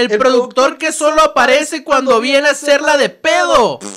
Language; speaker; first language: Spanish; native; Spanish